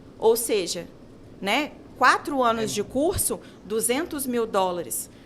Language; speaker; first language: Portuguese; native; Portuguese